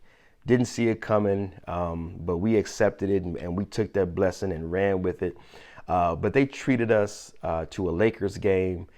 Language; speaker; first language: English; native; English